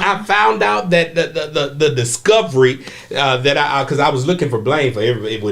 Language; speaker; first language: English; native; English